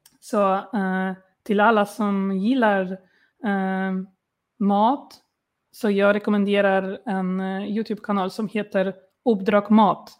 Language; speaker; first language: Swedish; non-native, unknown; Polish